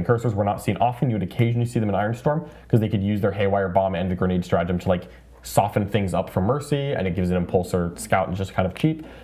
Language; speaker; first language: English; native; English